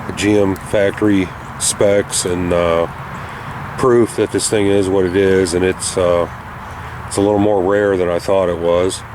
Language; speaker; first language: English; native; English